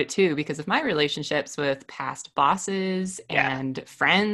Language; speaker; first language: English; native; English